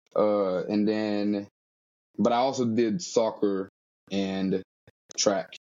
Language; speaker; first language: English; early bilingual, other home language; Portuguese